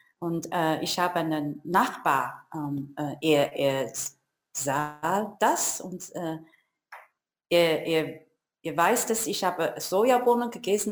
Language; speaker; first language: German; non-native, learner; Chinese